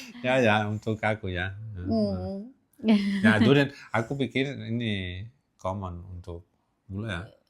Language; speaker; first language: Indonesian; non-native, learner; Catalan